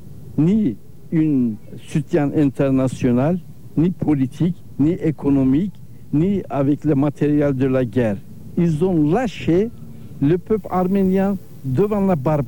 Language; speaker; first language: French; non-native, learner; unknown